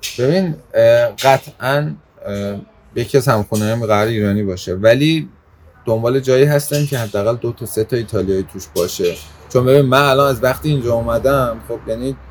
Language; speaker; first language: Persian; non-native, local second language; Azerbaijani